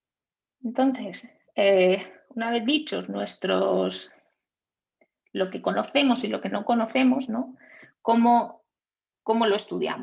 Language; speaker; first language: Spanish; native; Spanish